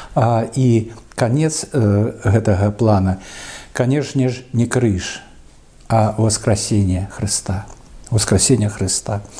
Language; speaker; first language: Belarusian; non-native, local second language; Russian